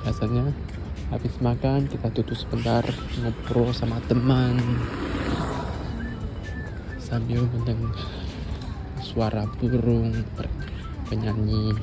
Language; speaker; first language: Indonesian; non-native, fluent; Chinese